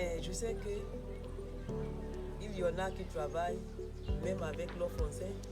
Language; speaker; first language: French; non-native, fluent; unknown